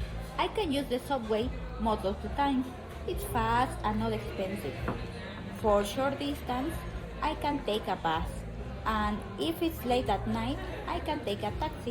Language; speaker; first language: English; non-native, learner; Spanish